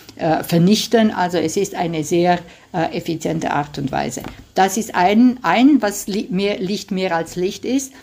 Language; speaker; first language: German; non-native, fluent; Romanian